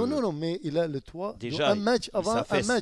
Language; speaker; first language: French; non-native, learner; Arabic